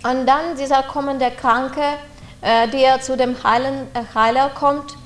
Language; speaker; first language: German; non-native, fluent; Russian